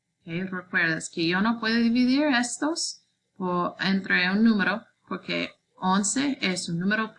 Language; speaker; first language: Spanish; non-native, learner; English